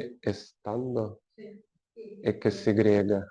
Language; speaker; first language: Spanish; non-native, learner; Russian